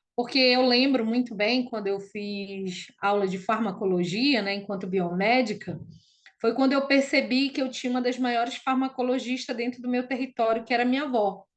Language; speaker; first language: Portuguese; non-native, local second language; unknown